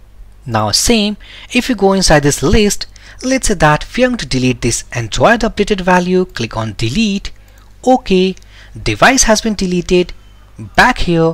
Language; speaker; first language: English; non-native, local second language; Hindi